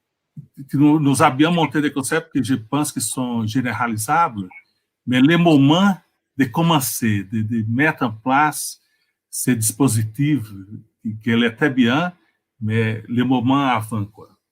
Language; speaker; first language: French; non-native, fluent; Portuguese